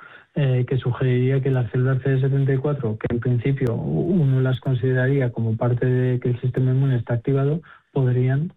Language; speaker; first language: Spanish; native; Spanish